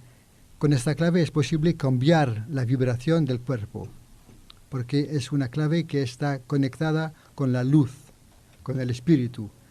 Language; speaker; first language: Spanish; non-native, learner; French